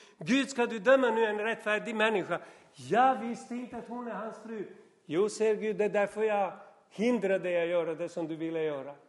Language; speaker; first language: Swedish; non-native, fluent; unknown